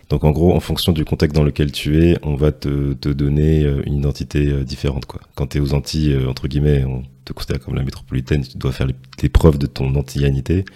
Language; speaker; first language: French; native; French